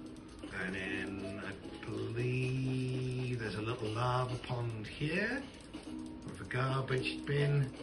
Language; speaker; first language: English; native; English